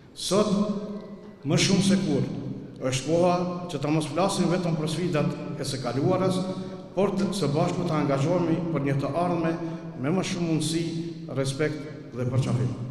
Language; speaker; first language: Albanian; non-native, local second language; Romany